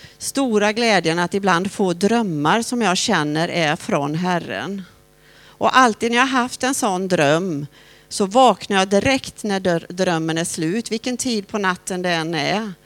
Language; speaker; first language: Swedish; native; Swedish